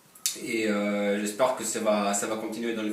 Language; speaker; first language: French; non-native, fluent; Polish